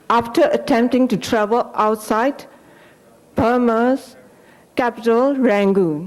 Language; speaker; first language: English; non-native, fluent; Burmese